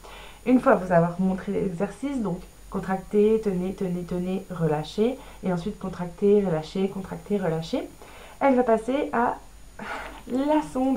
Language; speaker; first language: French; native; French